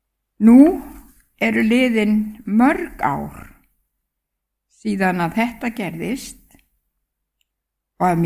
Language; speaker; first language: Icelandic; native; Icelandic